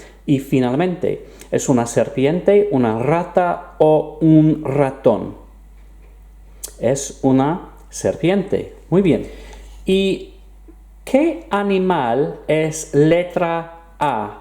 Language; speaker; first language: Spanish; non-native, fluent; English